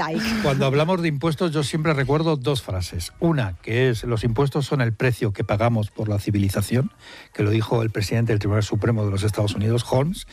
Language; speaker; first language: Spanish; native; Spanish